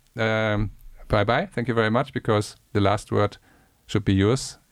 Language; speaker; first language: English; non-native, fluent; German